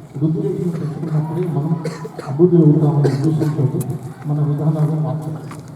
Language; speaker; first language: Telugu; non-native, local second language; Urdu